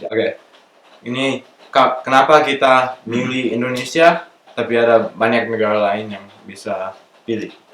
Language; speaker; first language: Indonesian; non-native, local second language; English